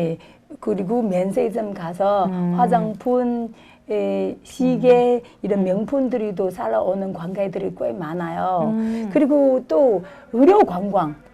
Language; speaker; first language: Korean; non-native, fluent; Chinese